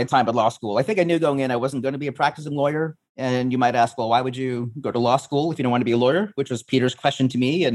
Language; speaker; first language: English; native; English